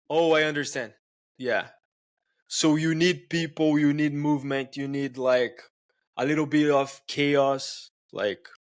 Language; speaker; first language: English; non-native, fluent; Portuguese